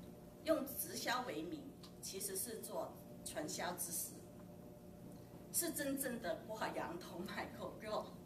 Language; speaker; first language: Chinese; native; Chinese